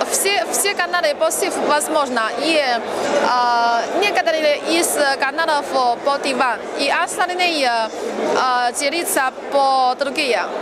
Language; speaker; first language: Russian; non-native, learner; Chinese